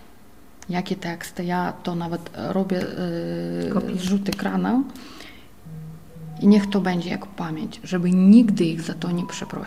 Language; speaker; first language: Polish; non-native, fluent; Ukrainian